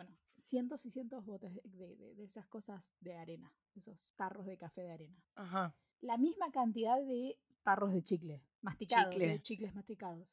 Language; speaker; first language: Spanish; native; Spanish